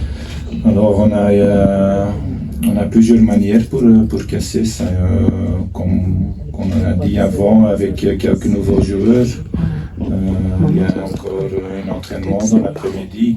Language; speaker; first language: French; non-native, fluent; Dutch